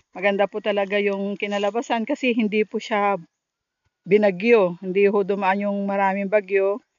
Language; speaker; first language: Filipino; non-native, local second language; Iloko